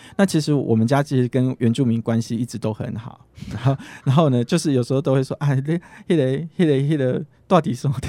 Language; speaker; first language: Chinese; native; Chinese